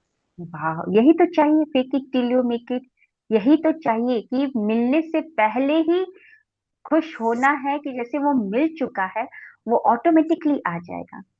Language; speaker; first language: Hindi; native; Hindi